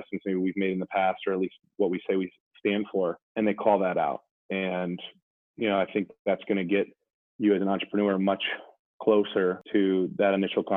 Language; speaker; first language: English; native; English